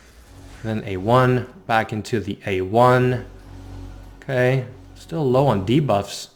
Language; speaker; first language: English; native; English